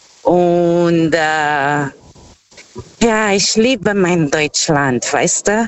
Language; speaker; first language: German; non-native, learner; Portuguese